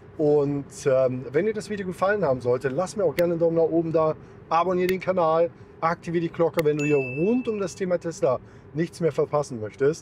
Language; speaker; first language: German; native; German